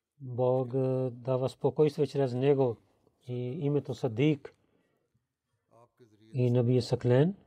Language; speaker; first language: Bulgarian; non-native, learner; Urdu